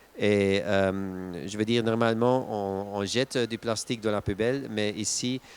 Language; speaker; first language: French; non-native, local second language; Dutch